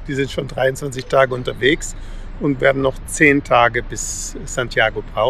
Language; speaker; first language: German; native; German